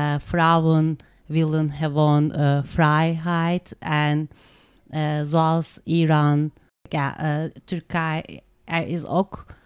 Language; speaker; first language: Dutch; non-native, learner; Turkish